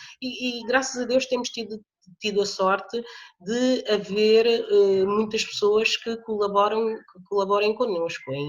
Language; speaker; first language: Portuguese; early bilingual, other home language; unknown